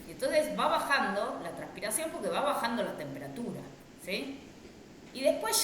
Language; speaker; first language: Spanish; native; Spanish